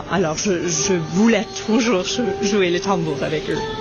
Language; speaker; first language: French; non-native, local second language; English